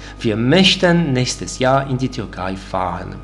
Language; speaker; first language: German; non-native, fluent; Polish